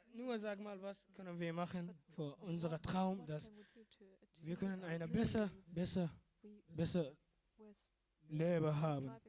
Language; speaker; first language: German; non-native, learner; Arabic